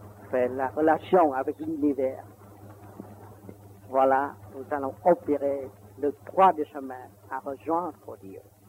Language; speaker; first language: French; non-native, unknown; Vietnamese